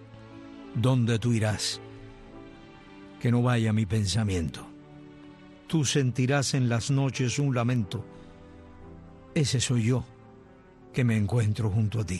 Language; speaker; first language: Spanish; native; Spanish